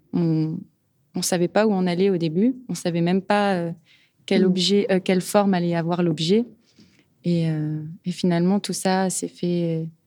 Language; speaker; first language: French; native; French